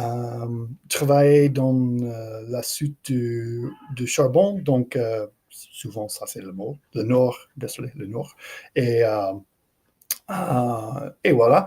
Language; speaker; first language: French; non-native, learner; English